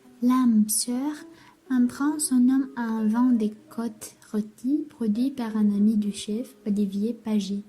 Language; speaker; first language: French; non-native, learner; Romanian